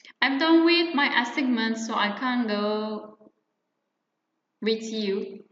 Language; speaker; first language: English; non-native, fluent; Turkish